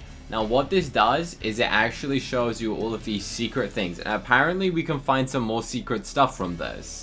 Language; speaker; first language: English; native; English